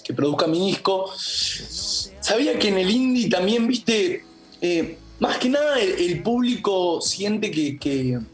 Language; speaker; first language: Spanish; native; Spanish